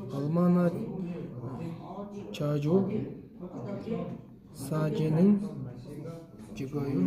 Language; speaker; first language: Korean; non-native, learner; Mongolian